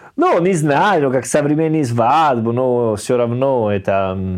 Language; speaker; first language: Russian; non-native, learner; Italian